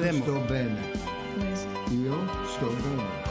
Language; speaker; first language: Italian; early bilingual, heritage; English